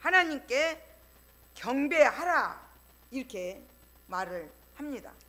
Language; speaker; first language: Korean; native; Korean